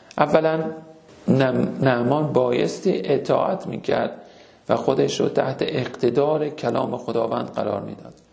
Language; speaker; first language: Persian; native; Persian